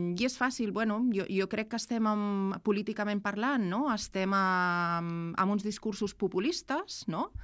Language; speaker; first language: Catalan; non-native, local second language; Spanish